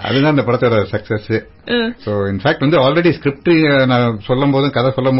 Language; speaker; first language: Tamil; native; Tamil